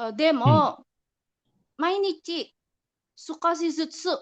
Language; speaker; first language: Japanese; non-native, learner; Indonesian